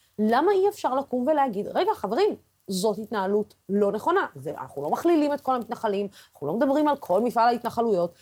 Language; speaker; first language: Hebrew; non-native, local second language; Arabic